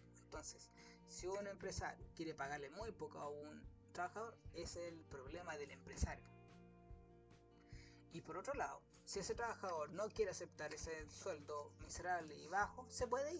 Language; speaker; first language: Spanish; native; Spanish